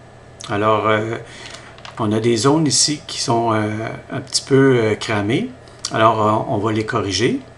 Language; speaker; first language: French; native; French